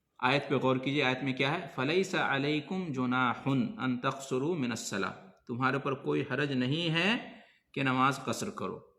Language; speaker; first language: Urdu; native; Urdu